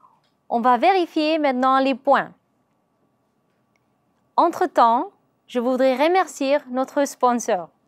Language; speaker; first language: French; non-native, learner; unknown